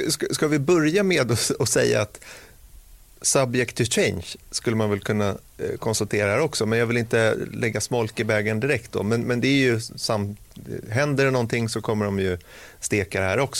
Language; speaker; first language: Swedish; native; Swedish